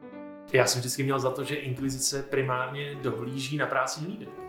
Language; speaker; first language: Czech; native; Czech